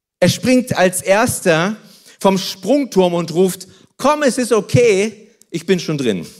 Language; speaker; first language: German; early bilingual, other home language; Russian